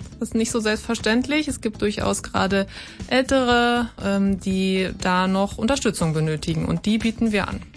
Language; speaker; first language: German; native; German